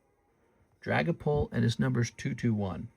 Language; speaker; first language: English; native; English